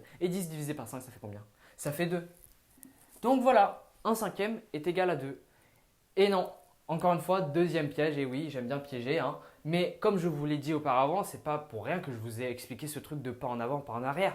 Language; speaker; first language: French; native; French